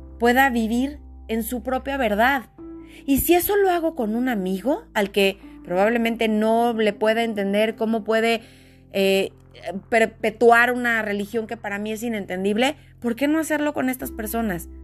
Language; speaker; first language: Spanish; native; Spanish